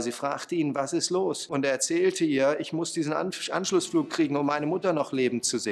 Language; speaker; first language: German; native; German